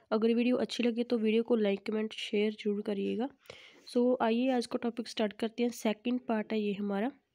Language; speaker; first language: Hindi; non-native, local second language; Punjabi